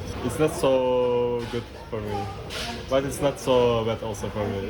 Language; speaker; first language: English; non-native, learner; Turkish